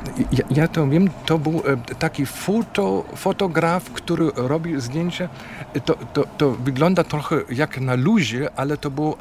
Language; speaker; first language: Polish; non-native, fluent; German